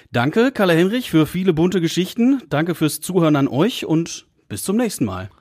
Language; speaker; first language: German; native; German